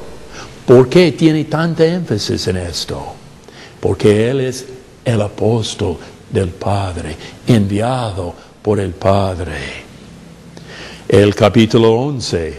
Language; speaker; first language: Spanish; non-native, fluent; English